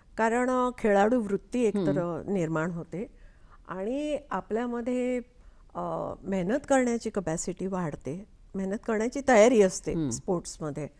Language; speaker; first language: Marathi; non-native, local second language; Konkani